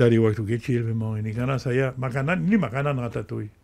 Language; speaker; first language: Indonesian; non-native, fluent; French